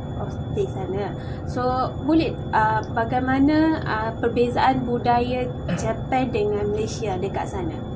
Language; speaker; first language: Malay; non-native, local second language; Tamil